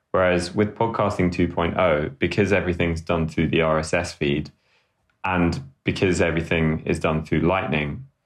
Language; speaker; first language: English; native; English